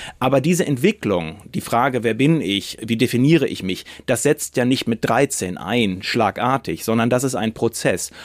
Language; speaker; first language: German; native; German